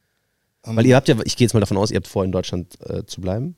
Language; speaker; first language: German; native; German